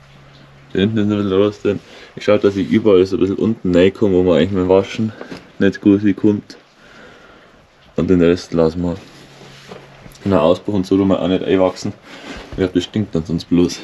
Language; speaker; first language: German; native; German